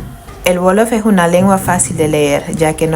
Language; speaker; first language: Spanish; non-native, fluent; Wolof